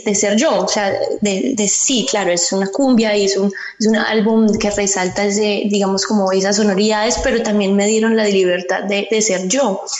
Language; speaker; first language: Spanish; early bilingual, heritage; Spanish